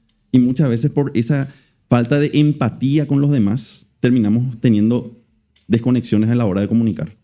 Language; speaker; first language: Spanish; native; Spanish